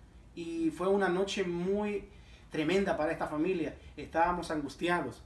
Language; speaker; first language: Spanish; native; Spanish